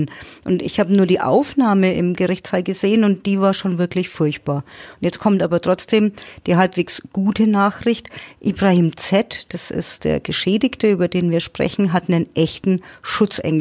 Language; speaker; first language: German; native; German